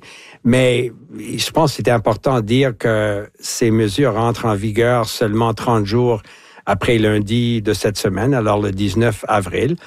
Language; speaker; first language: French; native; French